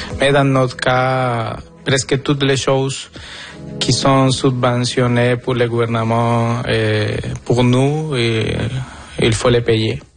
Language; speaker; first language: French; non-native, fluent; Spanish